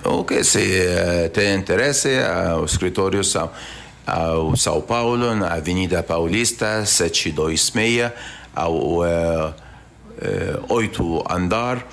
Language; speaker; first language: Portuguese; non-native, learner; Arabic